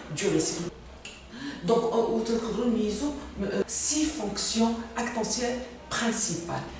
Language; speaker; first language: French; non-native, local second language; Arabic